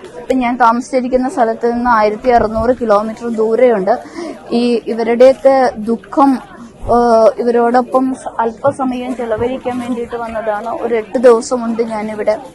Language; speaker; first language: Malayalam; native; Malayalam